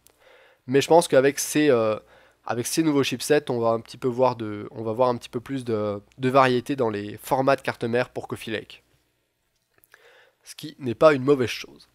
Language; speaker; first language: French; native; French